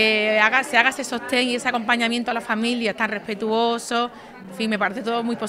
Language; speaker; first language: Spanish; native; Spanish